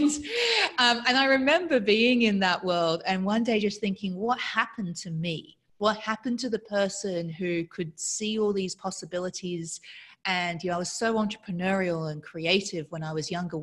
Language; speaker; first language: English; native; English